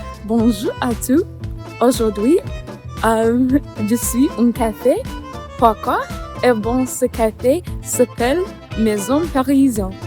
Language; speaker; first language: French; non-native, learner; English